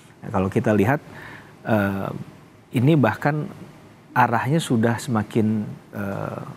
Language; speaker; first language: Indonesian; native; Indonesian